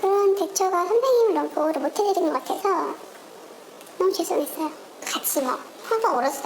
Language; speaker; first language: Korean; native; Korean